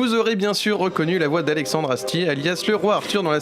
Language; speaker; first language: French; native; French